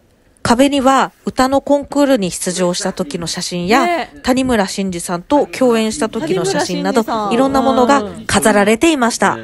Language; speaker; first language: Japanese; native; Japanese